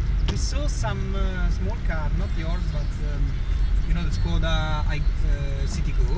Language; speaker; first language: English; non-native, fluent; Italian